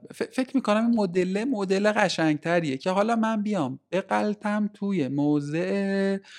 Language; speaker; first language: Persian; native; Persian